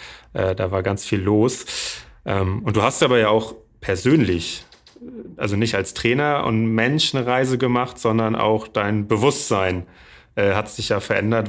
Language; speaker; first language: German; native; German